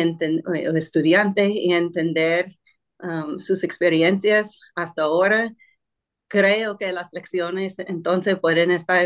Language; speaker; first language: Spanish; non-native, fluent; English